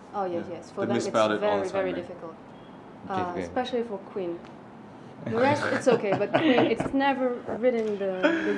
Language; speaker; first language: English; non-native, fluent; French